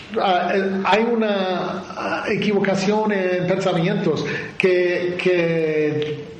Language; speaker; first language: Spanish; non-native, learner; English